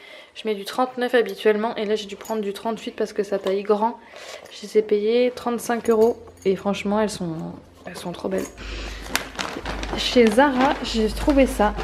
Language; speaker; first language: French; native; French